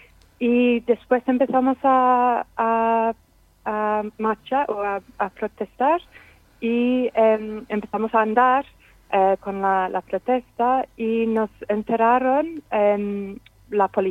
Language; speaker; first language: Spanish; non-native, fluent; English